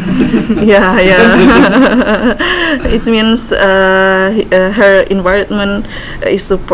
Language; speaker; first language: English; non-native, learner; Indonesian